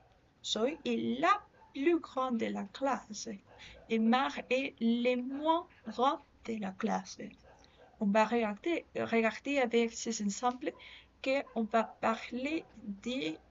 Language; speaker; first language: French; non-native, learner; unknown